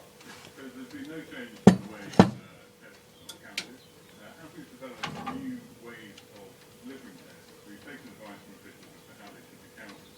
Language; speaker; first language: English; native; English